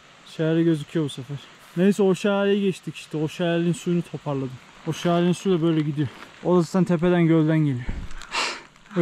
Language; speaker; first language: Turkish; native; Turkish